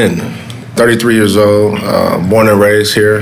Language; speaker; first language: English; native; English